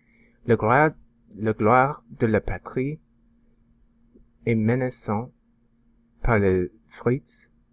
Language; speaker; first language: French; non-native, learner; English